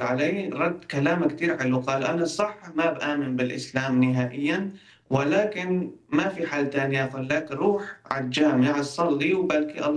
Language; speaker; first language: Arabic; non-native, local second language; Kurdish